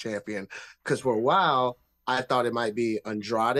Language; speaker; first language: English; native; English